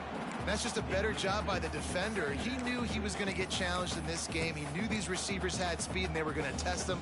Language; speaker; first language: English; native; English